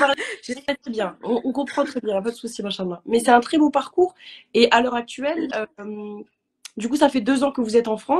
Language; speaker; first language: French; native; French